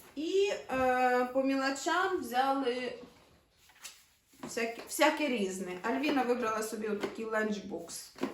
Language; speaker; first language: Ukrainian; native; Ukrainian